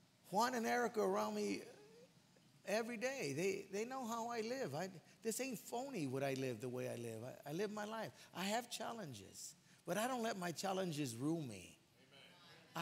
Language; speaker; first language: English; early bilingual, other home language; Spanish